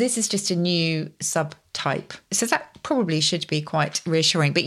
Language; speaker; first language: English; native; English